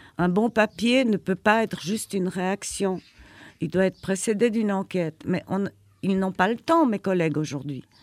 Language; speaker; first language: French; non-native, fluent; Polish